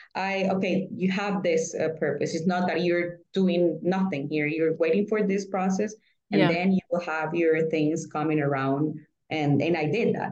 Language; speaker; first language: English; non-native, fluent; Spanish